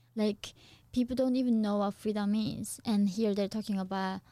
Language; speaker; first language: English; non-native, fluent; Korean